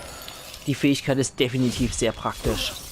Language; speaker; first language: German; native; German